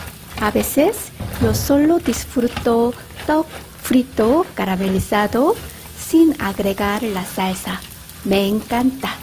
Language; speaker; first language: Spanish; non-native, fluent; Korean